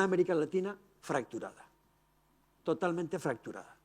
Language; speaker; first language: Spanish; native; Spanish